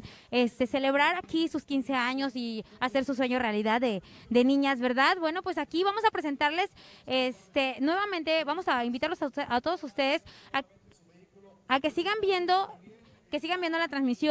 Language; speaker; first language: Spanish; native; Spanish